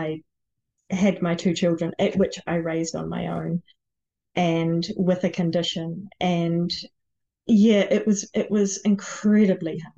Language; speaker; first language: English; native; English